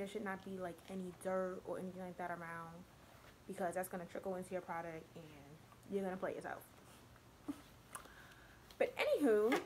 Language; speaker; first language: English; native; English